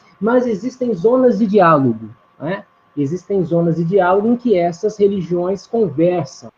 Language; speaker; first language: Portuguese; native; Portuguese